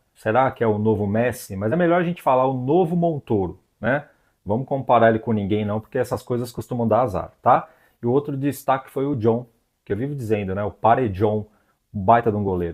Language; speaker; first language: Portuguese; native; Portuguese